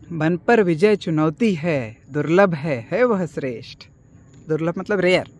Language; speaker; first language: Hindi; native; Hindi